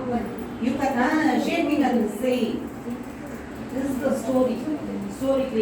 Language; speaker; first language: English; non-native, local second language; Tamil